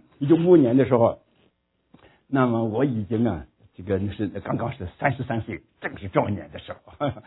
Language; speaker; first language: Chinese; native; Chinese